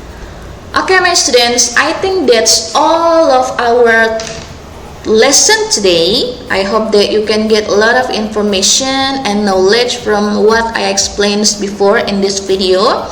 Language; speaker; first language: English; non-native, local second language; Indonesian